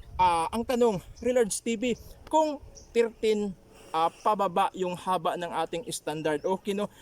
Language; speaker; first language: Filipino; non-native, local second language; Waray